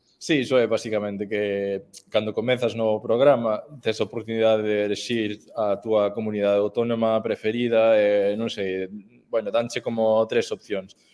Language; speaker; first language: Galician; non-native, fluent; English